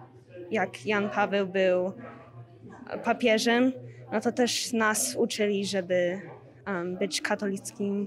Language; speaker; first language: Polish; early bilingual, heritage; Polish